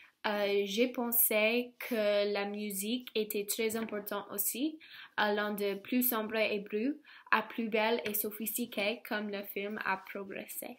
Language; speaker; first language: French; non-native, learner; English